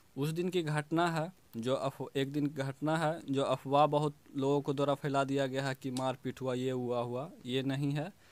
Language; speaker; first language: Hindi; native; Hindi